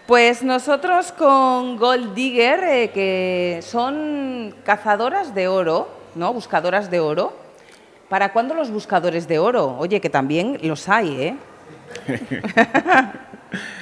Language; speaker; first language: Spanish; native; Spanish